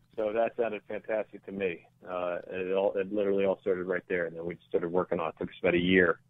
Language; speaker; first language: English; native; English